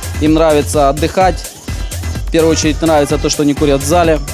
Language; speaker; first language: Russian; native; Russian